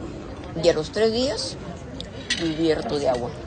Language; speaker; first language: Spanish; native; Spanish